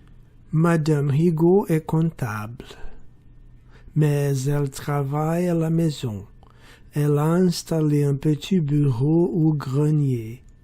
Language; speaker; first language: French; non-native, learner; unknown